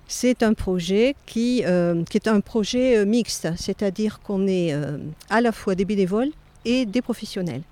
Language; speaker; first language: French; native; French